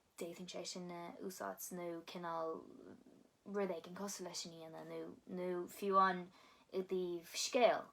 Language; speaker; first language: Irish; native; Irish